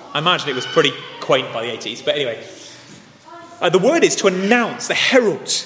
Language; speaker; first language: English; native; English